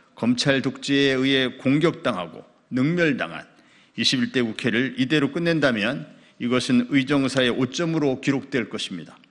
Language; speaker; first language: Korean; native; Korean